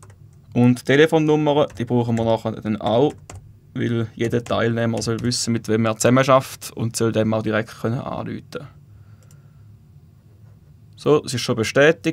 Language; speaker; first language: German; native; German